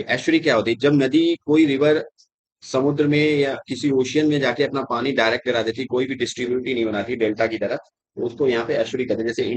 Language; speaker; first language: Hindi; native; Hindi